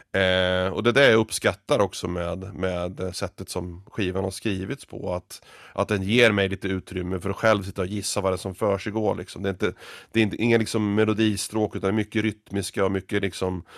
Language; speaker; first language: Swedish; early bilingual, other home language; Finnish